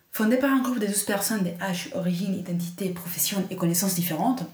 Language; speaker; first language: French; non-native, fluent; Spanish